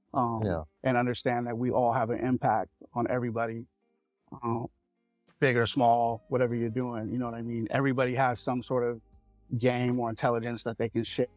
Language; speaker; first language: English; native; English